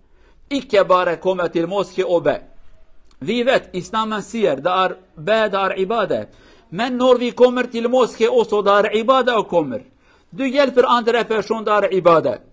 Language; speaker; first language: Swedish; non-native, learner; Kurdish